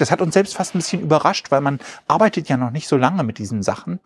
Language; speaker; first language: German; native; German